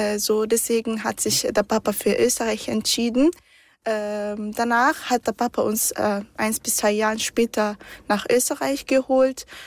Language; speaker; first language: German; early bilingual, other home language; Arabic